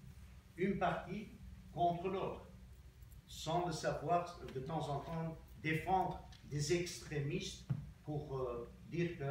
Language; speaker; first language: French; non-native, local second language; Armenian